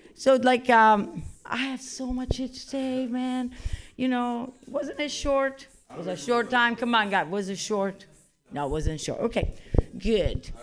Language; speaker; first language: English; non-native, fluent; Italian